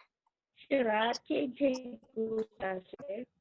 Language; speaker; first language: Spanish; non-native, learner; English